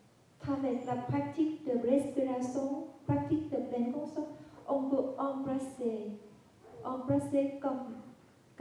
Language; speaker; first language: French; non-native, fluent; Vietnamese